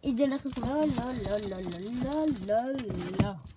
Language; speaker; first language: French; native; French